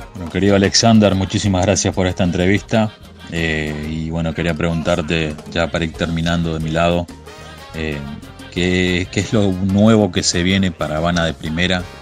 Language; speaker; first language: Spanish; native; Spanish